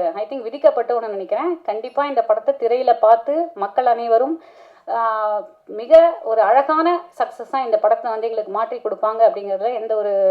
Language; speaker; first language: Tamil; native; Tamil